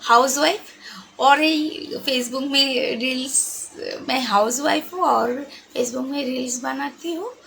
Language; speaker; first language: Hindi; non-native, local second language; Bangla